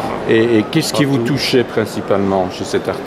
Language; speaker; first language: French; native; French